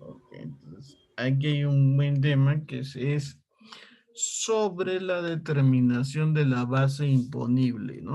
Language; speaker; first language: Spanish; native; Spanish